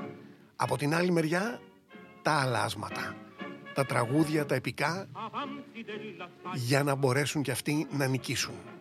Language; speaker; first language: Greek; native; Greek